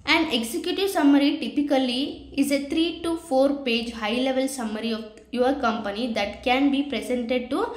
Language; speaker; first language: English; non-native, local second language; Kannada